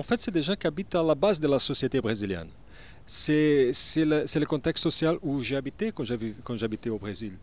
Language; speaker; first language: French; non-native, learner; Portuguese